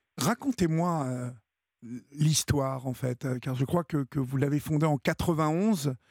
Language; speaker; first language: French; native; French